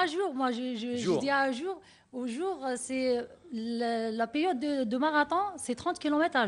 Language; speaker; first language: French; non-native, learner; Arabic